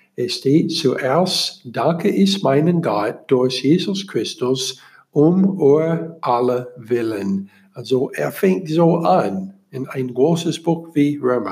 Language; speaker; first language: German; non-native, learner; English